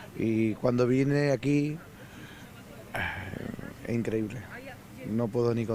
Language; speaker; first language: Spanish; non-native, learner; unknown